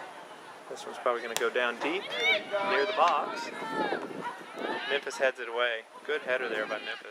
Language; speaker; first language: English; native; English